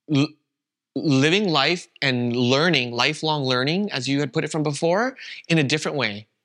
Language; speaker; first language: English; non-native, fluent; Vietnamese